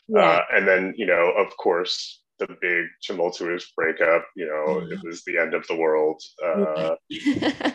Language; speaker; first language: English; native; English